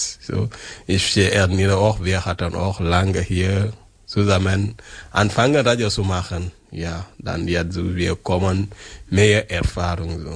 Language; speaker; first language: German; non-native, learner; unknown